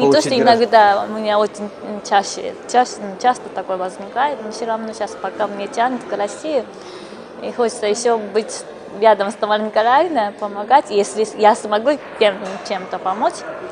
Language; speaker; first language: Russian; non-native, fluent; Japanese